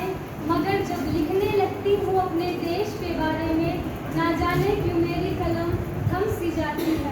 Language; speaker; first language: Hindi; native; Hindi